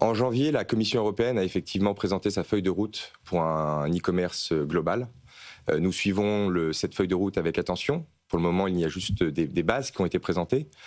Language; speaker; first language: French; native; French